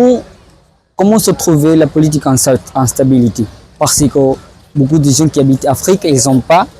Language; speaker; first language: French; non-native, learner; Swahili